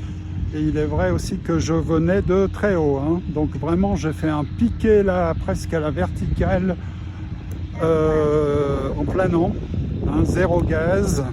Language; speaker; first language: French; native; French